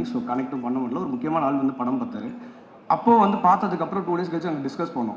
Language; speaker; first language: Tamil; native; Tamil